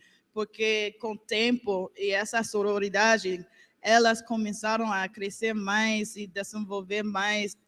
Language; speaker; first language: Portuguese; non-native, learner; English